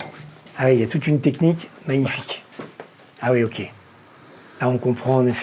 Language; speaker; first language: French; native; French